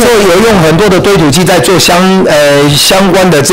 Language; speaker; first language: Chinese; native; Chinese